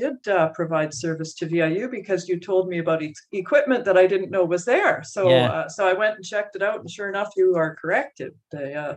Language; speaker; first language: English; native; English